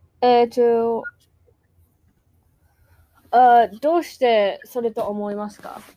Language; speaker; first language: Japanese; non-native, learner; English